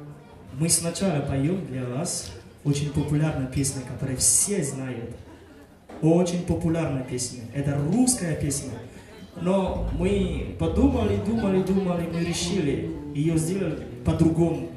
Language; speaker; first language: Russian; non-native, fluent; French